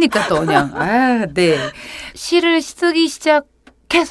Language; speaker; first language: Korean; native; Korean